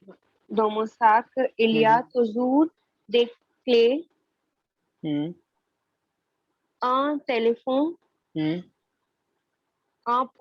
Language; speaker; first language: French; non-native, learner; Hindi